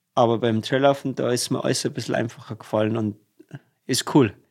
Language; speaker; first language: German; native; German